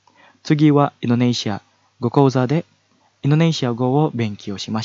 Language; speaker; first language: Japanese; non-native, fluent; Indonesian